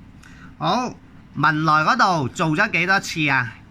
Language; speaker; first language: Cantonese; native; Cantonese